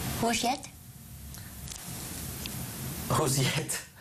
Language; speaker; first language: English; non-native, learner; French